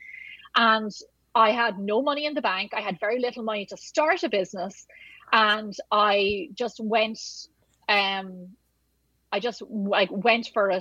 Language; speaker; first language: English; native; English